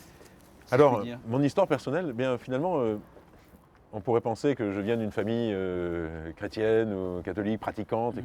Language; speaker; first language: French; native; French